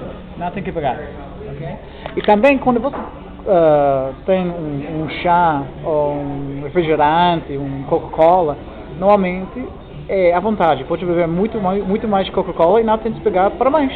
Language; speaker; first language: Portuguese; non-native, fluent; English